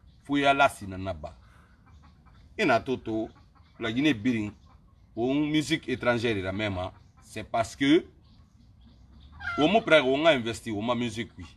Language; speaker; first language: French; non-native, local second language; Susu